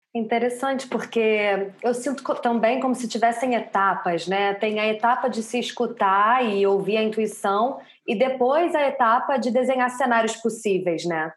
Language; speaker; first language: Portuguese; native; Portuguese